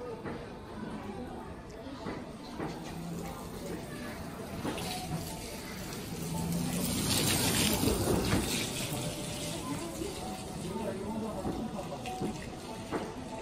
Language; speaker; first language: Thai; native; Thai